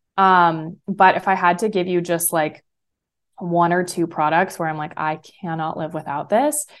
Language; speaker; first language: English; native; English